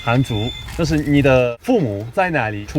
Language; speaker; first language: Chinese; non-native, learner; Polish